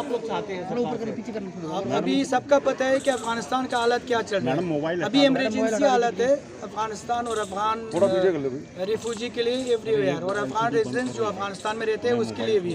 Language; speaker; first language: Hindi; non-native, fluent; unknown